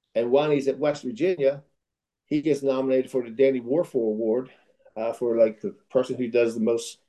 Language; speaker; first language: English; native; English